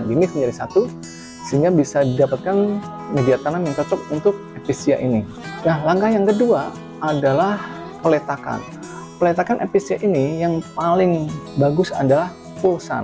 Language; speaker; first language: Indonesian; native; Indonesian